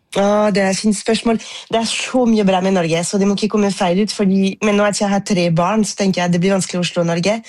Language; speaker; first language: Norwegian; non-native, fluent; French